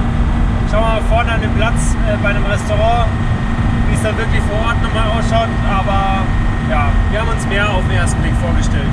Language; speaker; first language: German; native; German